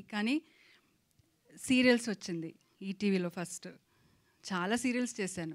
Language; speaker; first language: Telugu; non-native, local second language; Kannada